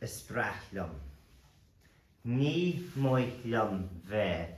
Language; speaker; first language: Irish; non-native, local second language; English